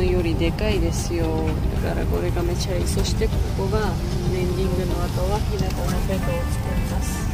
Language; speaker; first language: Japanese; non-native, learner; Georgian